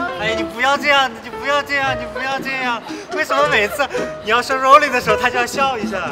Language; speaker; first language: Chinese; native; Chinese